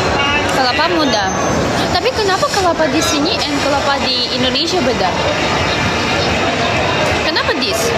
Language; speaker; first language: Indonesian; non-native, learner; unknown